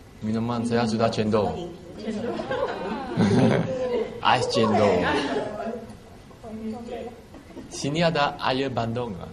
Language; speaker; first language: Indonesian; non-native, learner; Chinese